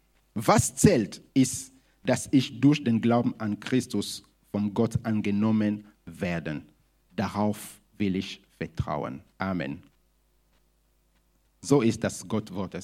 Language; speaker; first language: German; non-native, fluent; Lingala